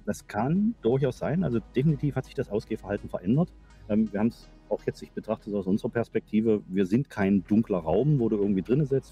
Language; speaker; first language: German; native; German